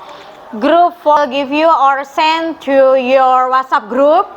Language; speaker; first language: English; non-native, fluent; Indonesian